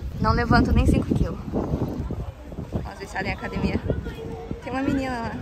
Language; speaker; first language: Portuguese; native; Portuguese